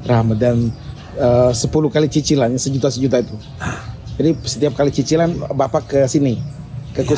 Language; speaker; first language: Indonesian; native; Indonesian